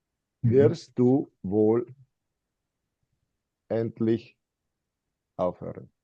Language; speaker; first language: German; non-native, fluent; English